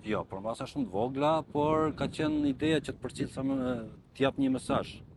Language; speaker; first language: Albanian; native; Albanian